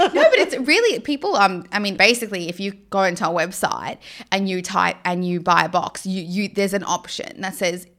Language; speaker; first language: English; native; English